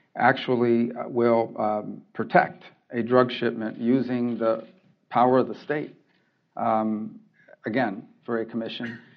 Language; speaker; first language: English; early bilingual, other home language; Spanish